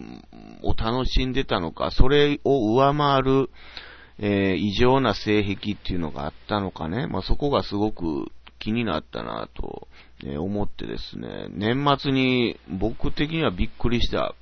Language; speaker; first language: Japanese; native; Japanese